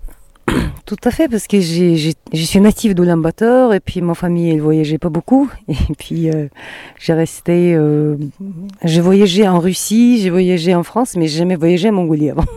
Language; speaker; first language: French; non-native, fluent; Mongolian